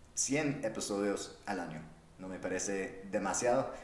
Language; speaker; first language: Spanish; non-native, fluent; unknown